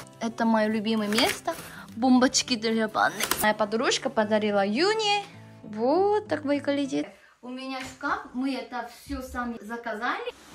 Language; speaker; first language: Russian; non-native, learner; Korean